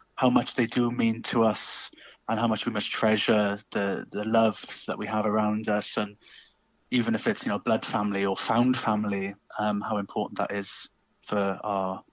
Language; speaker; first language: English; native; English